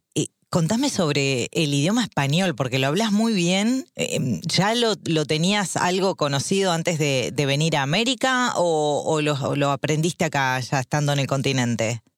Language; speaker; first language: Spanish; native; Spanish